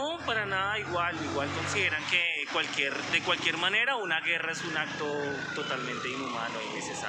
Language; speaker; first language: Spanish; native; Spanish